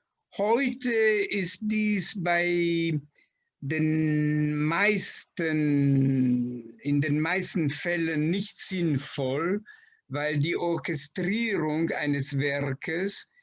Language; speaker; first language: German; non-native, fluent; Italian